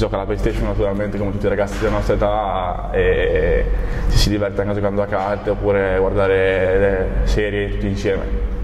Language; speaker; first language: Italian; native; Italian